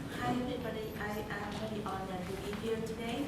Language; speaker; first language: English; non-native, learner; Vietnamese